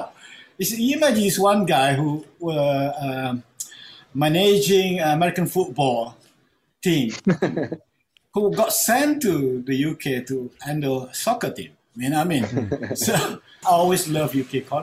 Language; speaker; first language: English; non-native, local second language; Malay